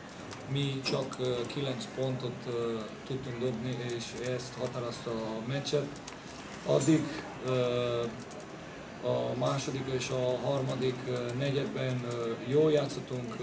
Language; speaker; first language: Hungarian; non-native, learner; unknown